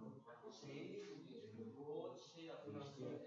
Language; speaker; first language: Turkish; native; Turkish